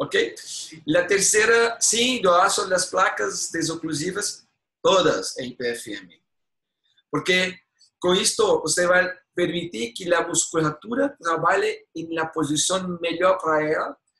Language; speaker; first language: Spanish; non-native, learner; Portuguese